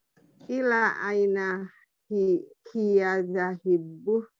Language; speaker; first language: Arabic; non-native, learner; Indonesian